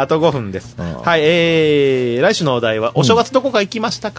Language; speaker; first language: Japanese; native; Japanese